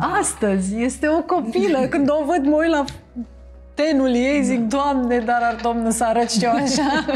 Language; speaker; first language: Romanian; native; Romanian